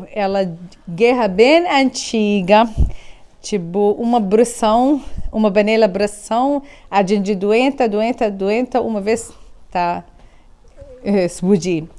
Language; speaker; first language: Portuguese; non-native, learner; Arabic